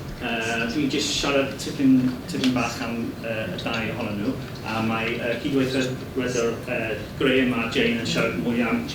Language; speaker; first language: Welsh; non-native, learner; English